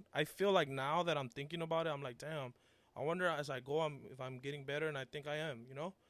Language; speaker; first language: English; early bilingual, other home language; Spanish